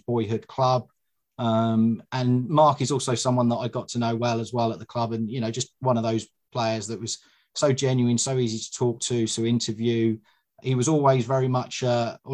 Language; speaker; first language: English; native; English